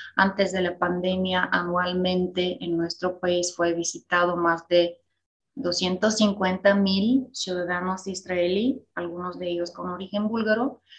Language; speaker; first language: Spanish; non-native, fluent; Bulgarian